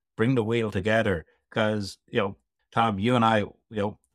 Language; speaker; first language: English; native; English